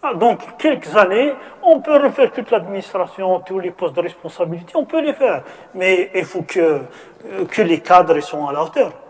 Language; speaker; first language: French; non-native, local second language; Arabic